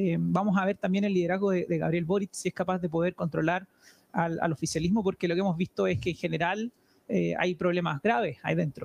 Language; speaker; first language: Spanish; native; Spanish